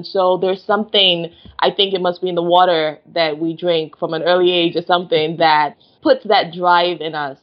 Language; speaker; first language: English; non-native, local second language; Yoruba